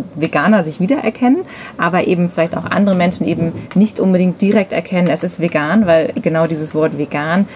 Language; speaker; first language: German; native; German